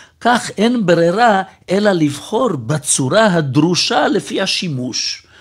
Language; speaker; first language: Hebrew; native; Hebrew